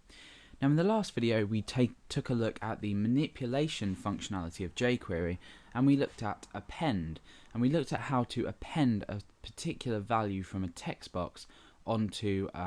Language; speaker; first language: English; native; English